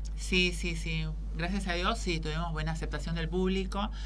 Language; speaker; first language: Spanish; native; Spanish